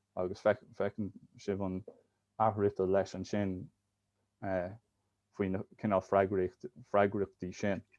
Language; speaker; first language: Irish; native; Irish